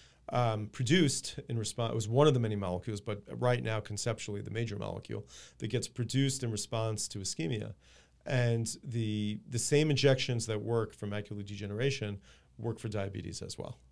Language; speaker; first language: English; native; English